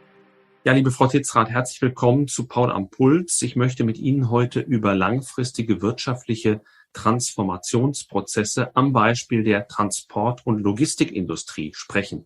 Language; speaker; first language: German; native; German